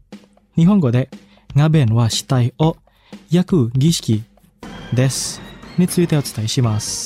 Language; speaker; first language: Japanese; non-native, fluent; Indonesian